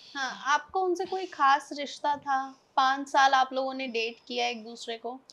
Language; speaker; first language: Hindi; native; Hindi